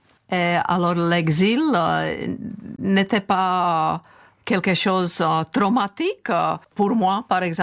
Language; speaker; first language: French; non-native, fluent; Czech